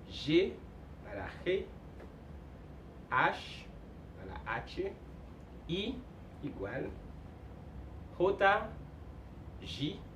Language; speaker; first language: Spanish; non-native, fluent; Haitian Creole